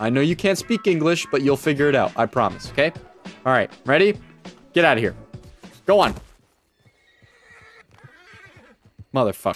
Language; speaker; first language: English; native; English